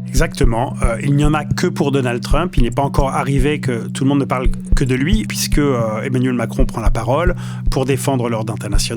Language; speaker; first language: French; native; French